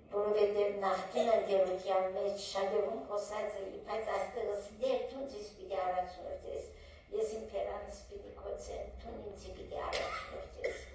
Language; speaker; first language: Armenian; early bilingual, heritage; Armenian